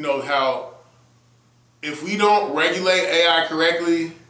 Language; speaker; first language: English; native; English